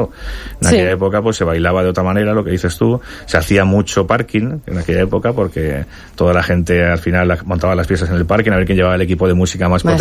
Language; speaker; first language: Spanish; native; Spanish